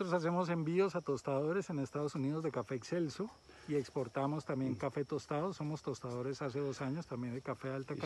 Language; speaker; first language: Spanish; native; Spanish